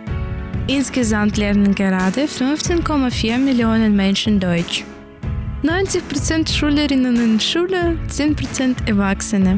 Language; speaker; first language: German; non-native, learner; Ukrainian